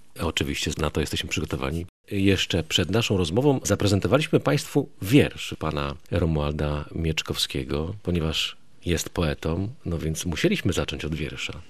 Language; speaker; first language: Polish; native; Polish